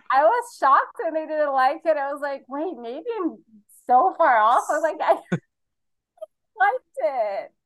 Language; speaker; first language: English; non-native, fluent; Portuguese